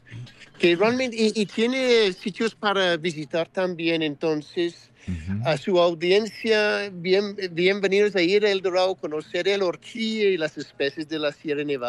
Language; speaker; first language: Spanish; non-native, fluent; English